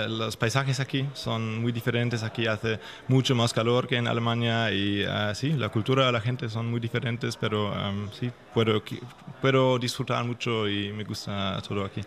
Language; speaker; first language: Spanish; non-native, fluent; German